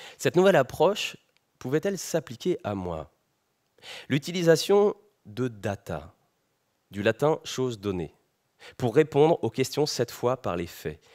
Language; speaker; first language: French; native; French